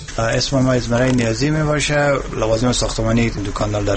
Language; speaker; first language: Persian; native; Persian